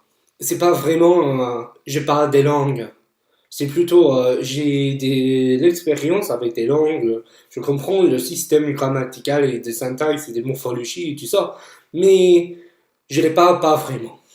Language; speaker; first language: French; non-native, fluent; English